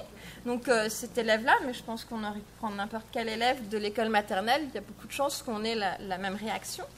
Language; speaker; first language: French; native; French